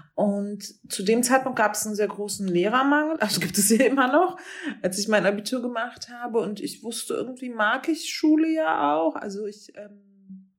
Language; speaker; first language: German; native; German